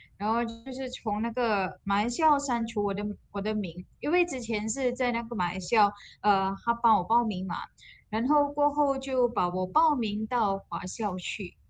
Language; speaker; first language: Chinese; non-native, local second language; Malay